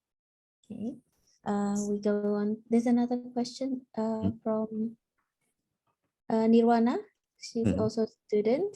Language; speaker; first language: English; non-native, fluent; Indonesian